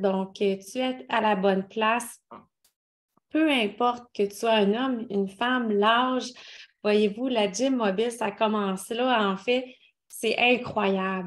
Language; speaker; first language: French; native; French